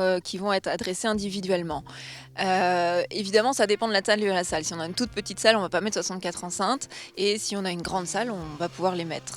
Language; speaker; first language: French; native; French